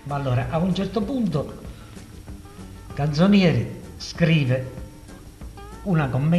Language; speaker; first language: Italian; native; Italian